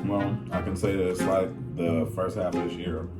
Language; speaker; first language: English; native; English